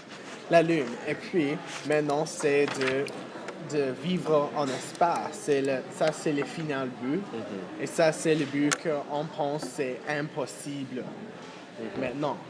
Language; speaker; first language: French; non-native, fluent; English